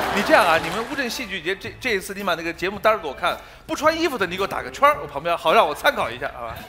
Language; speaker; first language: Chinese; native; Chinese